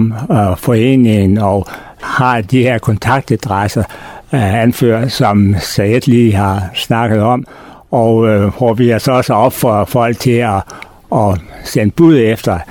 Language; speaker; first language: Danish; native; Danish